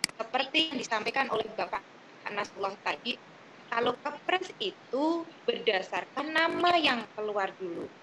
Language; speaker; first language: Indonesian; non-native, local second language; Javanese